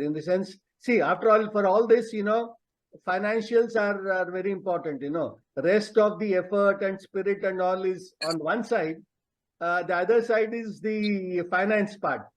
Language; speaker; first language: English; non-native, local second language; Telugu